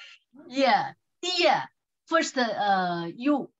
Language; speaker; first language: English; non-native, learner; Chinese